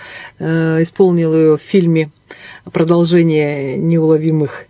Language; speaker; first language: Russian; native; Russian